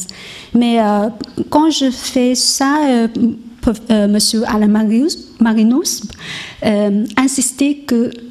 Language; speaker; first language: French; non-native, learner; Chinese